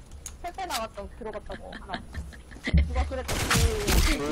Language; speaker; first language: Korean; native; Korean